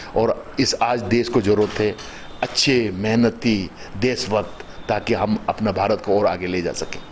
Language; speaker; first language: Hindi; non-native, local second language; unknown